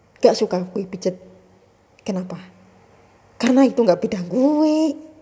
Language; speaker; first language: Indonesian; non-native, local second language; Javanese